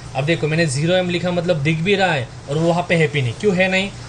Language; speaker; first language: Hindi; non-native, local second language; Marathi